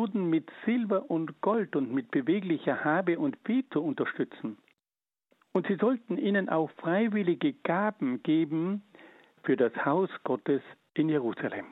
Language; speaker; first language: German; native; German